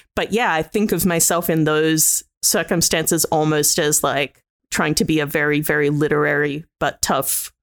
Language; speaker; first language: English; native; English